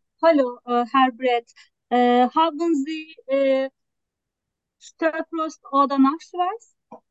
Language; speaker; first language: German; non-native, learner; Turkish